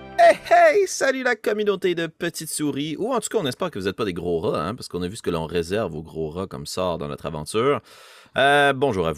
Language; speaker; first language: French; native; French